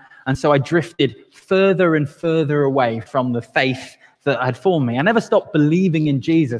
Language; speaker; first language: English; native; English